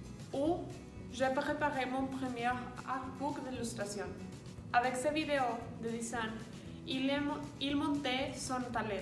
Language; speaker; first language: French; non-native, learner; Spanish